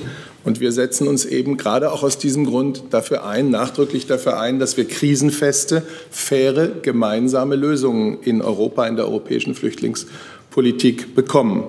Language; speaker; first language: German; native; German